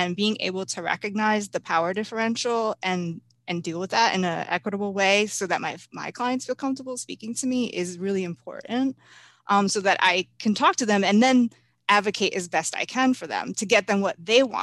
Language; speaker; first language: English; native; English